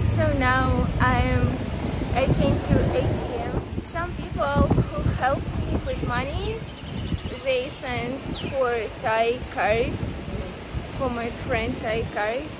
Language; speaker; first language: English; non-native, learner; Russian